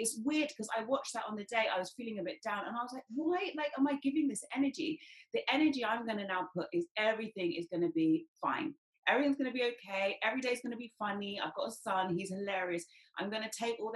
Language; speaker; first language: English; native; English